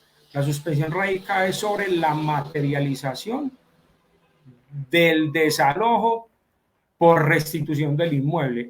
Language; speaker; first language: Spanish; native; Spanish